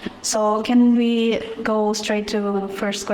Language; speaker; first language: English; non-native, fluent; Indonesian